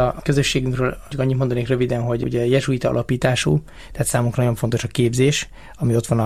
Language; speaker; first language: Hungarian; native; Hungarian